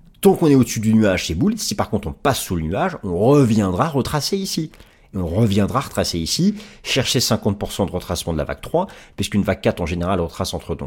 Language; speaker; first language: French; native; French